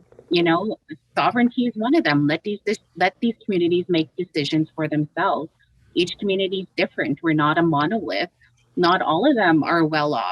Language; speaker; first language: English; native; English